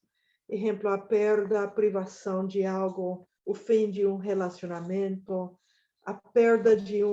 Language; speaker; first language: Portuguese; non-native, fluent; Spanish